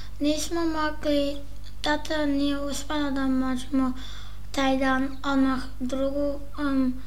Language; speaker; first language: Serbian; early bilingual, heritage; Serbian